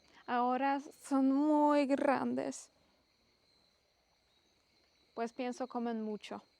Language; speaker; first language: Spanish; non-native, learner; Polish